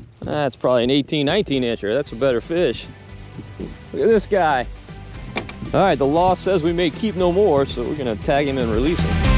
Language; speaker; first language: English; native; English